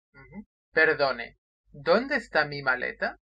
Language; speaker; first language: Spanish; non-native, fluent; Russian